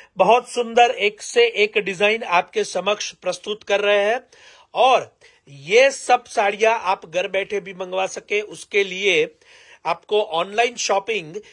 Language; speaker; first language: Hindi; non-native, local second language; Gujarati